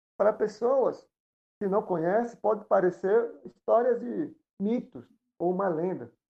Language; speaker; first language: Portuguese; non-native, local second language; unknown